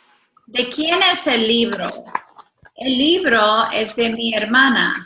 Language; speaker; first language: Spanish; non-native, fluent; English